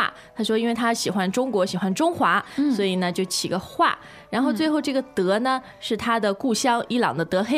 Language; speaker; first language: Chinese; native; Chinese